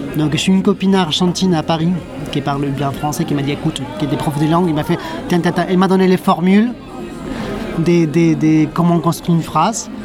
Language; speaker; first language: French; non-native, fluent; Spanish